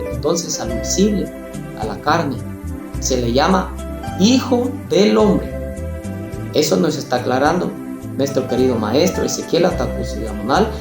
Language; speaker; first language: Spanish; native; Spanish